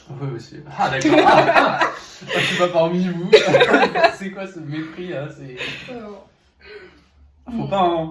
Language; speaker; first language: French; native; French